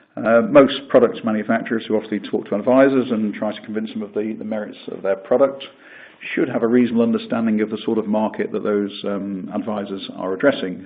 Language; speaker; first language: English; native; English